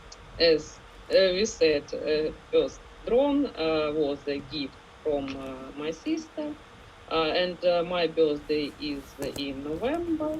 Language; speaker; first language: English; non-native, fluent; Ukrainian